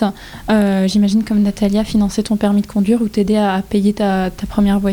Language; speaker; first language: French; native; French